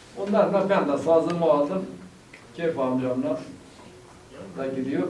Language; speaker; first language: Turkish; native; Turkish